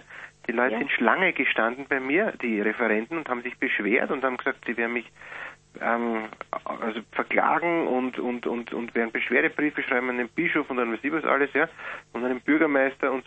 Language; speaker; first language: German; native; German